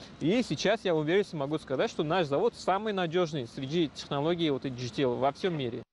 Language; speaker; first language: Russian; non-native, local second language; Uzbek